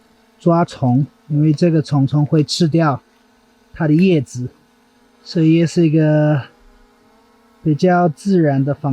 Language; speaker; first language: Chinese; non-native, fluent; English